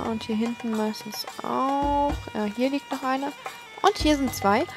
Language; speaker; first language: German; native; German